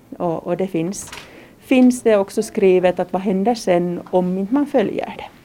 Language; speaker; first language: Swedish; native; Swedish